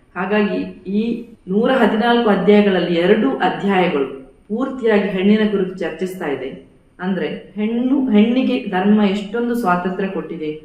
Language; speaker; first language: Kannada; non-native, local second language; Badaga